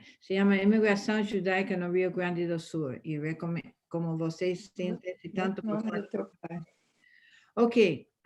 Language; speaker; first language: Portuguese; non-native, fluent; English